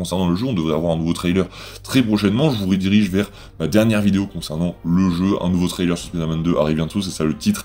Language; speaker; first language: French; native; French